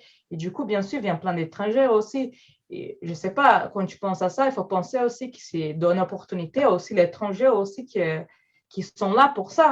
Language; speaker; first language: French; non-native, fluent; Portuguese